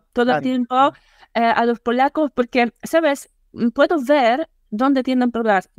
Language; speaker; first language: Spanish; non-native, fluent; Polish